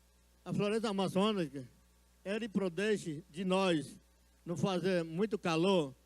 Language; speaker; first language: Portuguese; non-native, local second language; Yanomámi